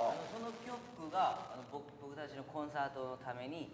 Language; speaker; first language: Japanese; non-native, learner; Korean